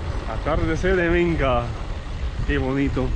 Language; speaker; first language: Spanish; non-native, learner; English